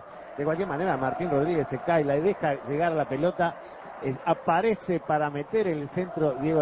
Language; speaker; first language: Spanish; native; Spanish